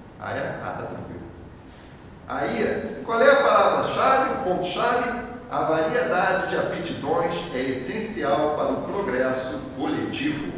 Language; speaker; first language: Portuguese; native; Portuguese